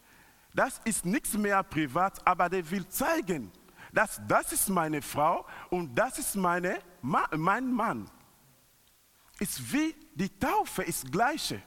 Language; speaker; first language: German; non-native, learner; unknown